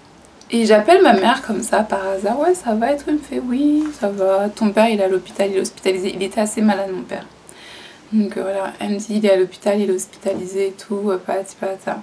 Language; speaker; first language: French; native; French